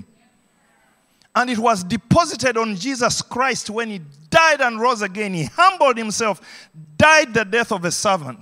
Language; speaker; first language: English; non-native, local second language; Ganda